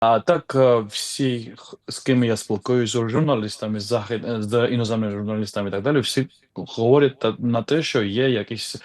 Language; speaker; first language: Ukrainian; non-native, fluent; Georgian